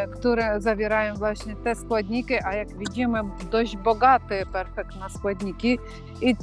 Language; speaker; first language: Polish; non-native, fluent; Ukrainian